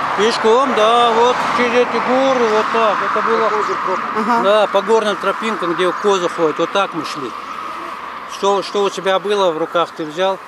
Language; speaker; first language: Russian; non-native, local second language; Ingush